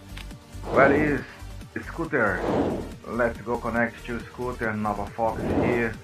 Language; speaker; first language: English; non-native, learner; Portuguese